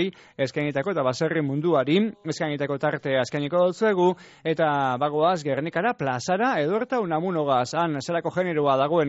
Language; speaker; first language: Basque; native; Basque